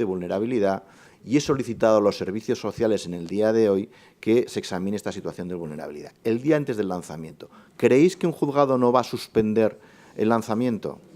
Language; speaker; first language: Spanish; native; Spanish